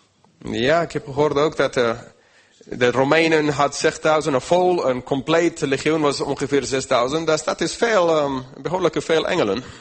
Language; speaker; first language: Dutch; non-native, fluent; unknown